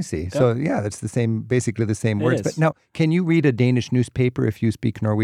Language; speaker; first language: English; native; English